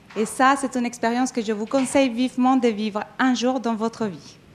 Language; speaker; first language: French; non-native, fluent; Spanish